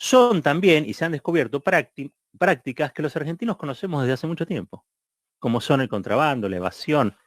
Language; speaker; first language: Spanish; native; Spanish